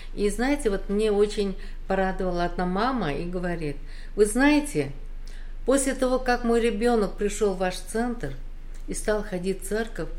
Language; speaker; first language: Russian; native; Russian